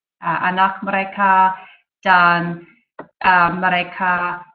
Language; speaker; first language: Indonesian; non-native, learner; English